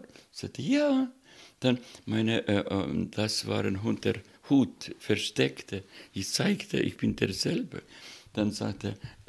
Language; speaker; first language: German; non-native, learner; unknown